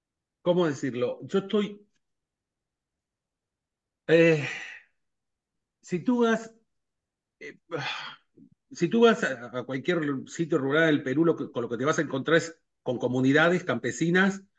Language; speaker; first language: Spanish; native; Spanish